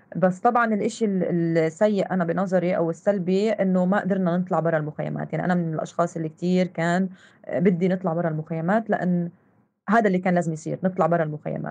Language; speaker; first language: Arabic; native; Arabic